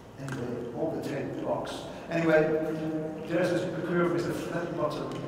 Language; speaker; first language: English; non-native, fluent; Dutch